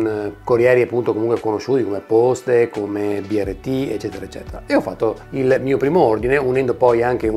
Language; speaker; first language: Italian; native; Italian